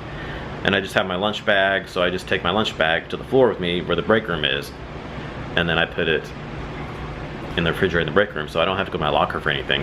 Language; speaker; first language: English; native; English